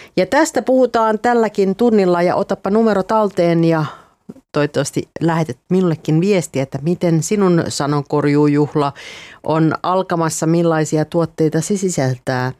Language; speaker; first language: Finnish; native; Finnish